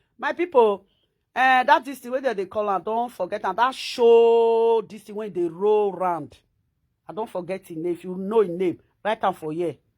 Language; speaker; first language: Nigerian Pidgin; non-native, local second language; Bini